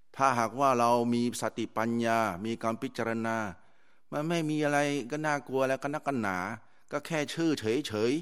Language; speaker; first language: Thai; native; Thai